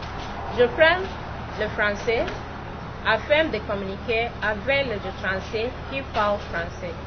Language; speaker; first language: French; non-native, learner; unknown